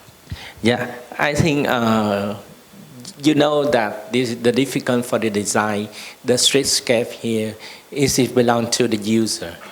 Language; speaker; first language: English; non-native, learner; Vietnamese